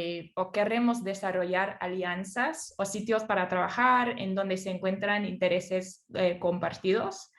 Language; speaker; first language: Spanish; non-native, fluent; English